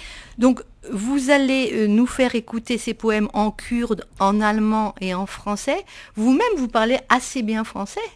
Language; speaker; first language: French; native; French